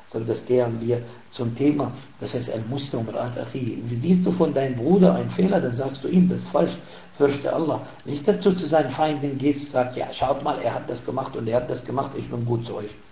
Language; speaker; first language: German; non-native, fluent; Arabic